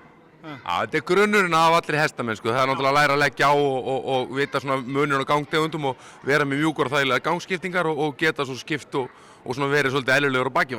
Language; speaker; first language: Icelandic; native; Icelandic